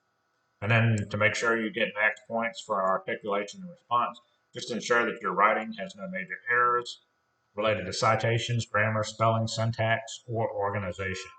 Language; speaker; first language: English; native; English